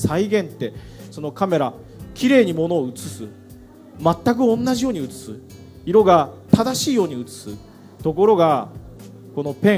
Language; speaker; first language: Japanese; native; Japanese